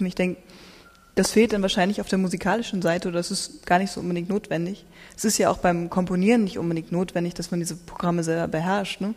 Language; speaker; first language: German; native; German